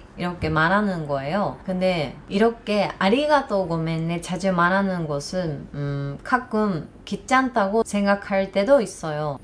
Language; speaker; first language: Korean; non-native, learner; Japanese